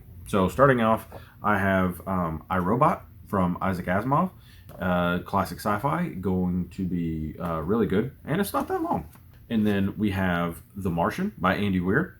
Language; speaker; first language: English; native; English